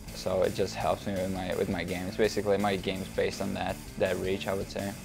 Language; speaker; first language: English; non-native, fluent; Czech